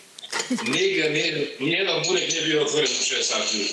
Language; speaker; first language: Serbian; early bilingual, heritage; Serbian